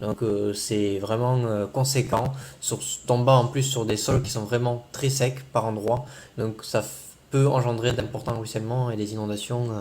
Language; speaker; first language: French; native; French